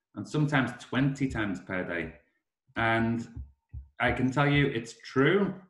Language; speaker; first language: English; native; English